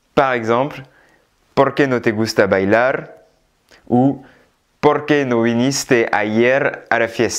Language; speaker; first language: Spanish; non-native, fluent; French